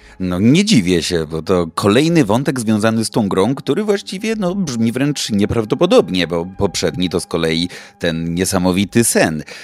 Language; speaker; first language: Polish; native; Polish